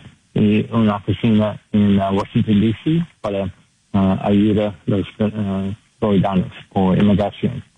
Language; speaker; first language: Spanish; non-native, learner; English